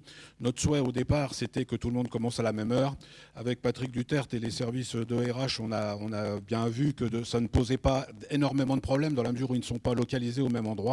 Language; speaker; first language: French; native; French